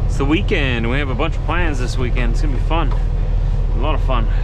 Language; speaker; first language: English; native; English